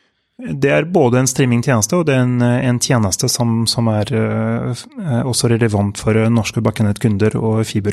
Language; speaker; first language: Norwegian; non-native, fluent; French